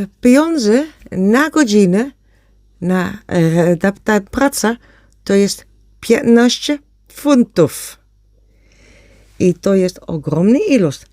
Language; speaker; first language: Polish; non-native, learner; Dutch